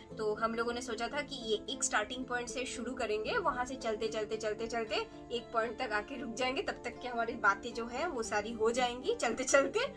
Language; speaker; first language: Hindi; native; Hindi